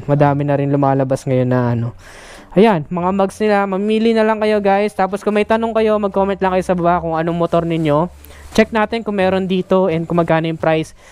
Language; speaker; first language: Filipino; native; Filipino